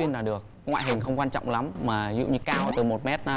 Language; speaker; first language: Vietnamese; native; Vietnamese